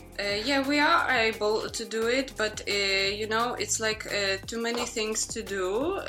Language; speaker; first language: English; non-native, fluent; Ukrainian